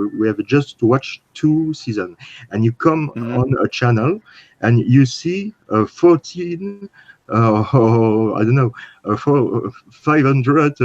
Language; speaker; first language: English; non-native, learner; French